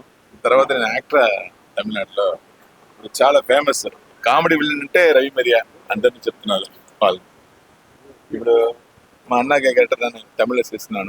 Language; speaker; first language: Telugu; non-native, learner; Tamil